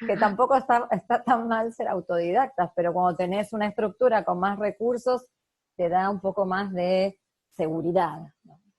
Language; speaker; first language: Spanish; native; Spanish